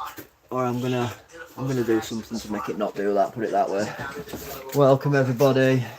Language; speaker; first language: English; native; English